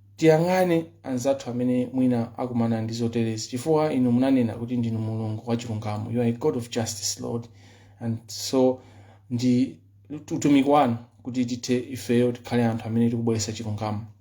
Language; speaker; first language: Nyanja; non-native, local second language; Yao